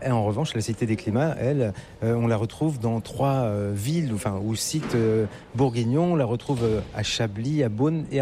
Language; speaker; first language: French; native; French